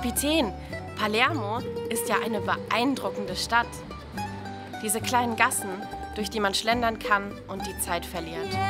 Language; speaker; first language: German; native; German